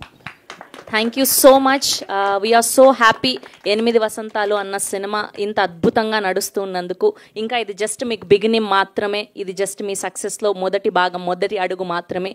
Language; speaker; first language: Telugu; native; Telugu